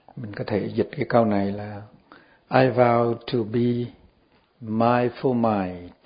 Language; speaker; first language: English; non-native, learner; Vietnamese